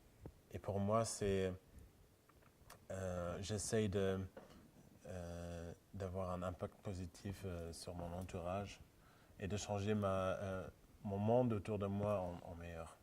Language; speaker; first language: French; non-native, local second language; Luxembourgish